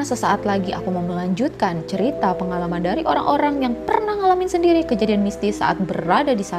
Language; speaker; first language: Indonesian; native; Indonesian